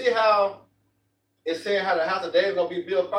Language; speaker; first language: English; native; English